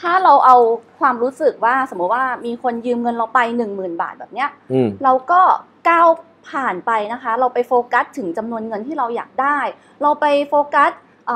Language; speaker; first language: Thai; native; Thai